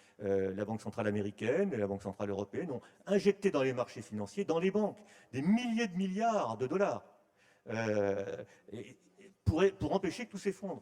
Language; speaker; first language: French; native; French